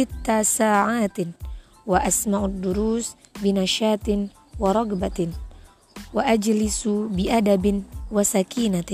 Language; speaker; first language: Arabic; non-native, learner; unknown